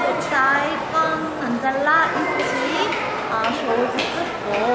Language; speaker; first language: Chinese; non-native, learner; Korean